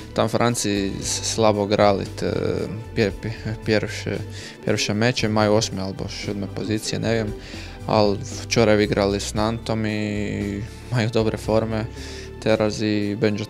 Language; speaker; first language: Polish; non-native, learner; Croatian